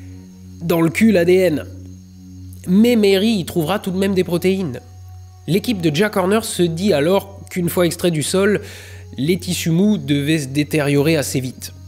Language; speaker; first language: French; native; French